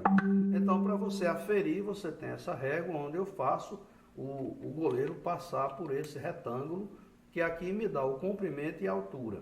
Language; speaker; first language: Portuguese; native; Portuguese